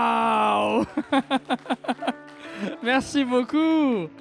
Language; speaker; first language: French; native; French